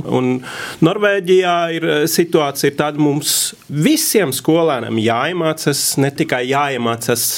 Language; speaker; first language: Latvian; non-native, fluent; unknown